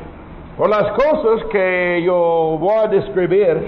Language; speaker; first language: Spanish; non-native, learner; English